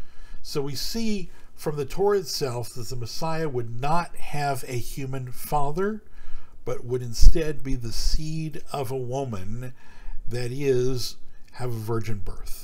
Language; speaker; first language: English; native; English